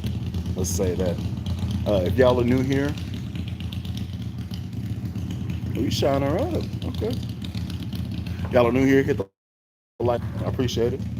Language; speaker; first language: English; native; English